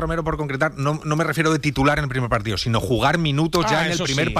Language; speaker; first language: Spanish; native; Spanish